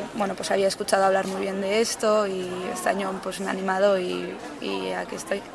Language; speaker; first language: Spanish; native; Spanish